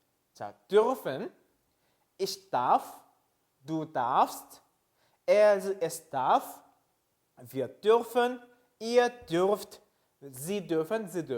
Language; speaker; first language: German; non-native, fluent; Korean